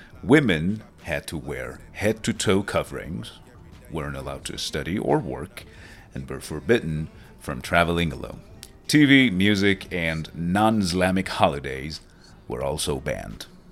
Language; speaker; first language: English; non-native, fluent; Persian